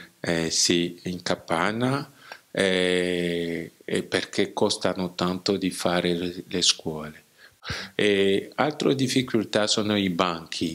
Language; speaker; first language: Italian; non-native, learner; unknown